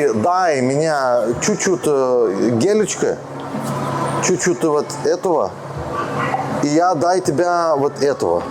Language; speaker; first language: Russian; non-native, learner; Lithuanian